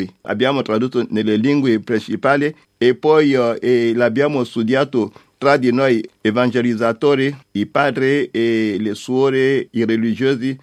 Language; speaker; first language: Italian; non-native, learner; French